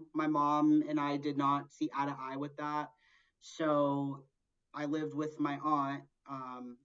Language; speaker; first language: English; early bilingual, other home language; Portuguese